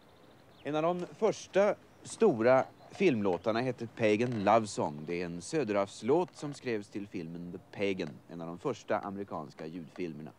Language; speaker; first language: Swedish; native; Swedish